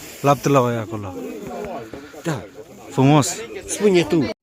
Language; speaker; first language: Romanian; non-native, learner; Bangla